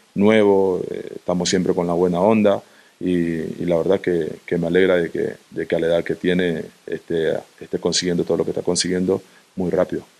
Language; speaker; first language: Spanish; native; Spanish